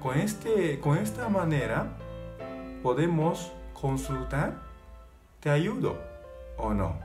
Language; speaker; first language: Spanish; non-native, fluent; Japanese